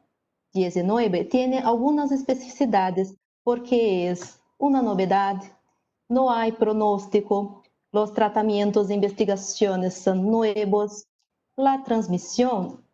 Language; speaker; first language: Spanish; non-native, learner; Portuguese